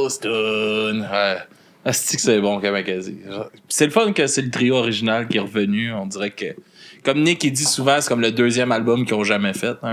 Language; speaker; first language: French; native; French